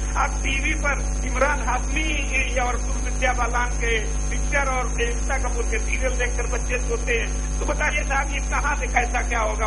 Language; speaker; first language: Hindi; native; Hindi